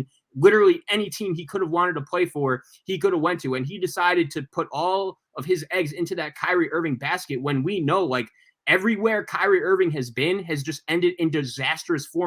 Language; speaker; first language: English; native; English